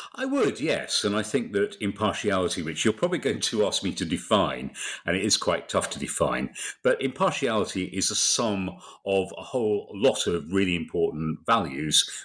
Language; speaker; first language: English; native; English